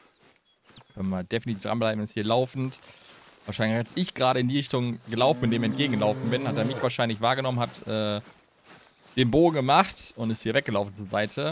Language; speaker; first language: German; native; German